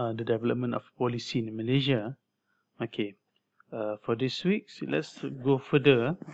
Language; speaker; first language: English; non-native, local second language; Malay